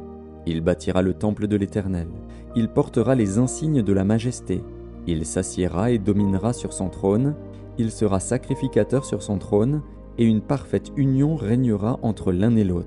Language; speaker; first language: French; native; French